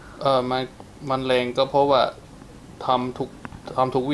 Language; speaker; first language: Thai; native; Thai